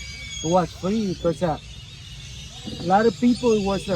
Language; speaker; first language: English; non-native, learner; Spanish